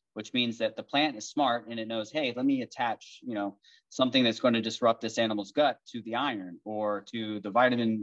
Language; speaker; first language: English; native; English